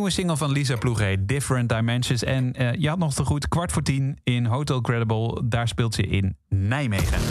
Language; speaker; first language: Dutch; native; Dutch